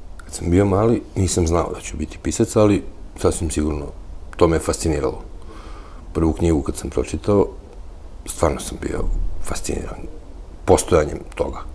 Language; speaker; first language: Serbian; native; Serbian